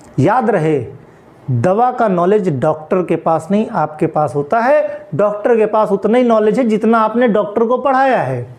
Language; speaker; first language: Hindi; native; Hindi